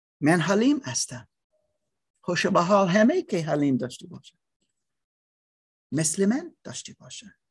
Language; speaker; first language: Persian; non-native, learner; English